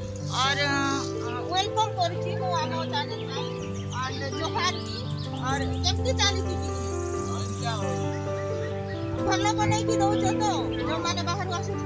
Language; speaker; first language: Hindi; non-native, local second language; Odia